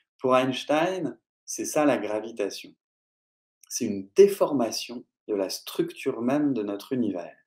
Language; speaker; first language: French; native; French